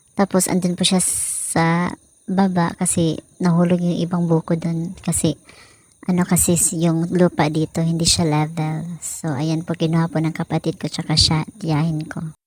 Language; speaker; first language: Filipino; non-native, local second language; Cebuano